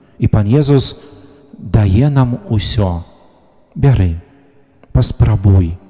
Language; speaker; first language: Belarusian; native; Belarusian